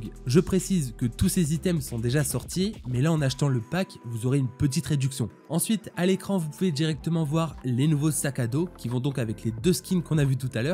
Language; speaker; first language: French; native; French